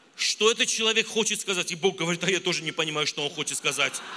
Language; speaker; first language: Russian; non-native, local second language; Armenian